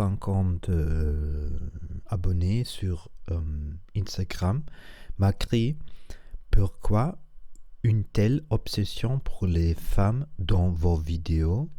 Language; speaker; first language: French; non-native, learner; Spanish